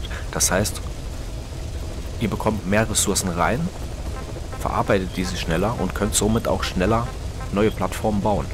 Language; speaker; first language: German; native; German